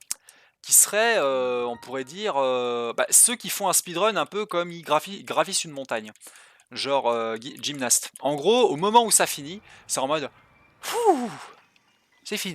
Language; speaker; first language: French; native; French